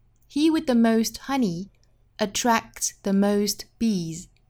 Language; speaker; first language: English; non-native, fluent; Chinese